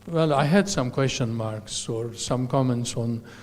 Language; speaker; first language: English; non-native, fluent; Romanian